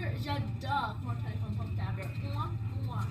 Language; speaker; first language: French; non-native, learner; English